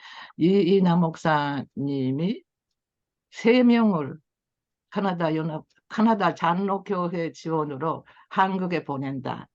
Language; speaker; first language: Korean; early bilingual, heritage; Korean